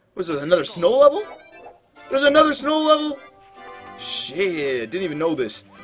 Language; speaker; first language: English; native; English